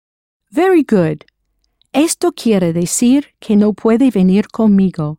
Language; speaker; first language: Spanish; non-native, fluent; English